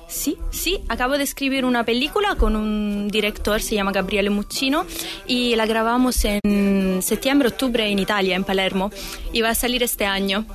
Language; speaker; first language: Spanish; non-native, fluent; Italian